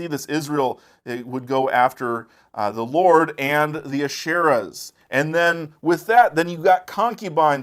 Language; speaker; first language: English; native; English